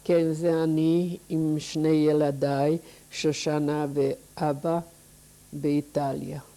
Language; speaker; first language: Hebrew; non-native, fluent; Yiddish